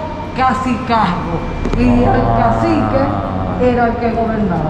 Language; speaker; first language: Spanish; native; Spanish